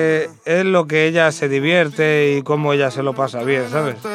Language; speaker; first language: Spanish; native; Spanish